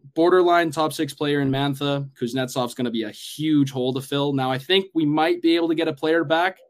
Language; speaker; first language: English; native; English